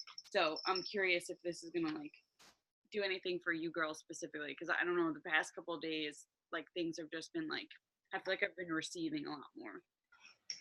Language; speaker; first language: English; native; English